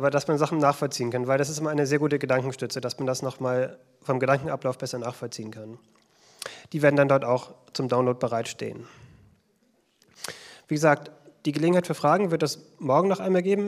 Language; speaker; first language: German; native; German